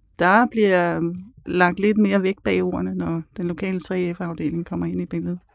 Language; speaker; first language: Danish; native; Danish